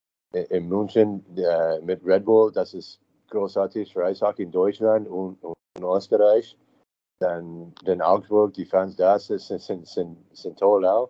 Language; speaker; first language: German; non-native, learner; English